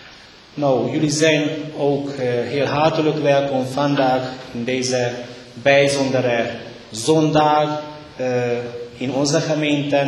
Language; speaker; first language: Dutch; non-native, learner; Hungarian